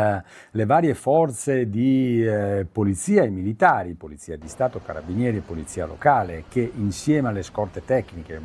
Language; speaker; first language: Italian; native; Italian